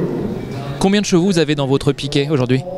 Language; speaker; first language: French; native; French